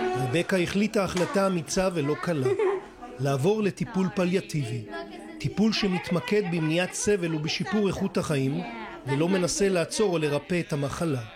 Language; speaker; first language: Hebrew; native; Hebrew